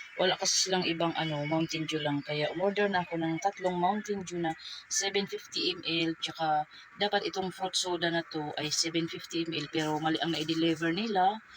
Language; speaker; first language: Filipino; non-native, local second language; Cebuano